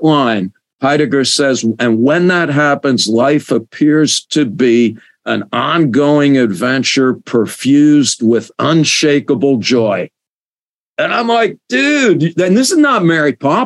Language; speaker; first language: English; native; English